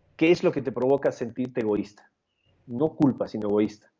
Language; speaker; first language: Spanish; native; Spanish